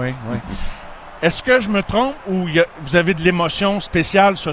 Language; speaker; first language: French; native; French